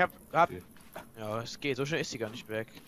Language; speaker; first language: German; native; German